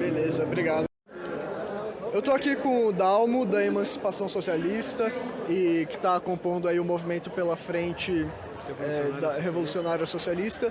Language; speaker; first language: Portuguese; native; Portuguese